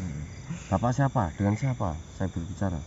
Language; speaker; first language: Indonesian; native; Indonesian